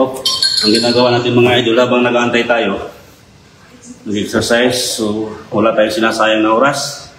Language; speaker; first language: Filipino; native; Filipino